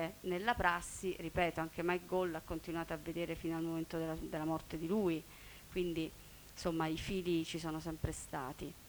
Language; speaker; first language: Italian; native; Italian